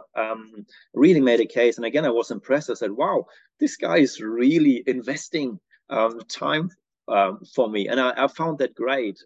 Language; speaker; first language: English; non-native, fluent; German